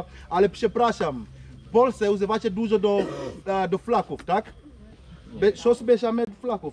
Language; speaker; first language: Polish; non-native, learner; Swahili